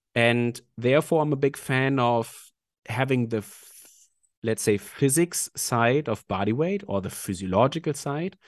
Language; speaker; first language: English; non-native, fluent; German